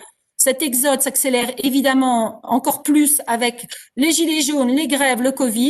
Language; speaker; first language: French; native; French